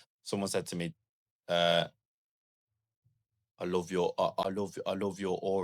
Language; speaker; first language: English; native; English